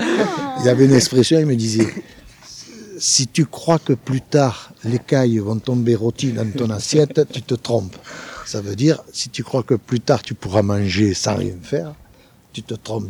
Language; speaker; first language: French; native; French